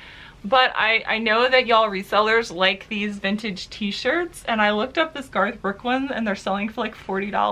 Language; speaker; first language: English; native; English